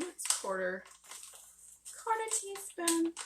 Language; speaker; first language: English; native; English